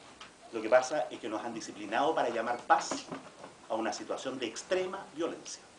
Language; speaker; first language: Spanish; native; Spanish